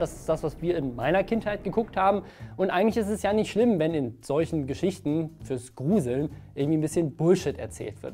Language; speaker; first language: German; native; German